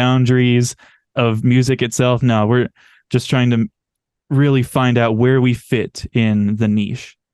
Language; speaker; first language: English; native; English